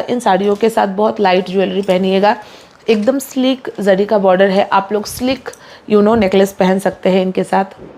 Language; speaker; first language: Hindi; non-native, local second language; Bangla